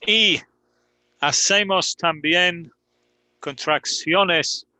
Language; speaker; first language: Spanish; non-native, fluent; English